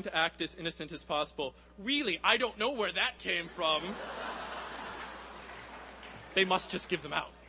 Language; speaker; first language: English; native; English